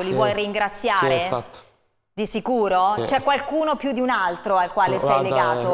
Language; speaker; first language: Italian; native; Italian